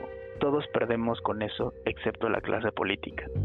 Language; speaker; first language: Spanish; native; Spanish